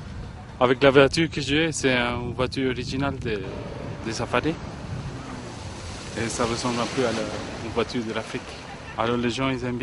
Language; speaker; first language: French; non-native, fluent; Spanish